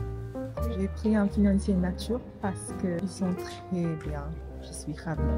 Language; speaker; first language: French; non-native, learner; English